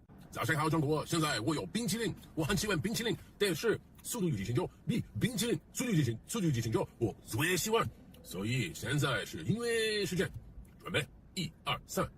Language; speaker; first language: Chinese; non-native, learner; English